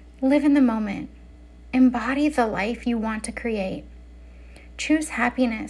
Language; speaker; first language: English; native; English